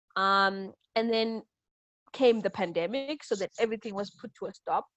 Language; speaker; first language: English; non-native, local second language; Shona